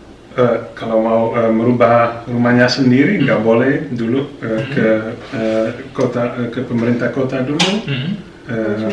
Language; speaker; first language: Indonesian; non-native, fluent; Dutch